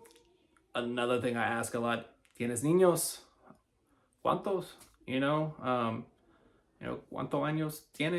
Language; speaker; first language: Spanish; non-native, learner; English